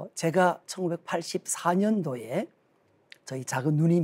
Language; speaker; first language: Korean; native; Korean